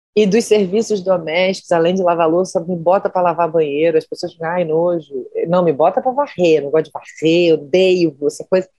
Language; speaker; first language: Portuguese; native; Portuguese